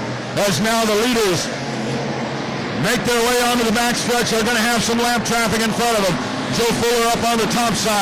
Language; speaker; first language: English; native; English